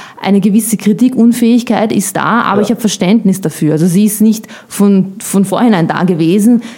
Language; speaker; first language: German; early bilingual, other home language; Bosnian